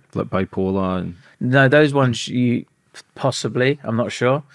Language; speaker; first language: English; native; English